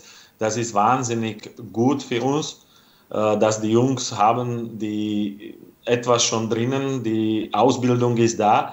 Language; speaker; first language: German; non-native, fluent; Slovak